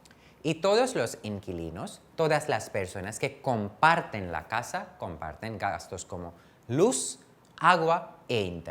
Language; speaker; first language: Spanish; non-native, fluent; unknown